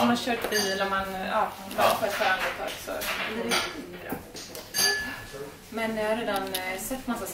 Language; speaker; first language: Swedish; native; Swedish